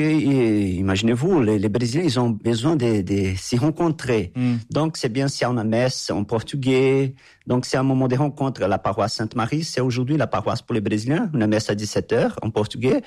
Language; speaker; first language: French; non-native, fluent; Portuguese